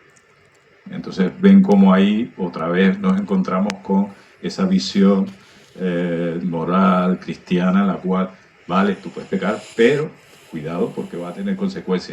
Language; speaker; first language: Spanish; native; Spanish